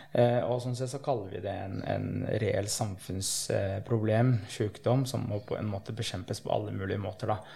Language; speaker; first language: Norwegian; early bilingual, other home language; Somali